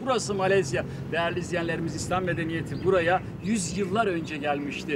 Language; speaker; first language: Turkish; native; Turkish